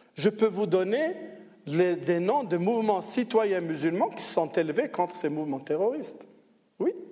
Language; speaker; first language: French; non-native, local second language; Arabic